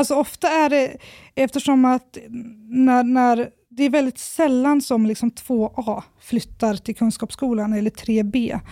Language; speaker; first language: Swedish; early bilingual, other home language; Persian